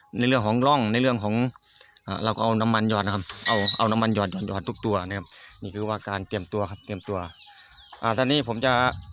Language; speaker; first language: Thai; native; Thai